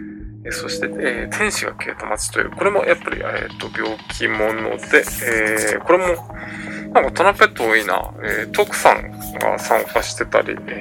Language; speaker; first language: Japanese; native; Japanese